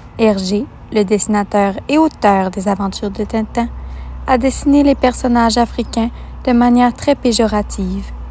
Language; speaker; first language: French; native; French